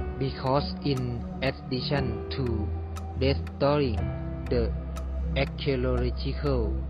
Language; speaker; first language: English; non-native, learner; Thai